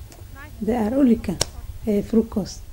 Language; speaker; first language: Swedish; non-native, learner; Somali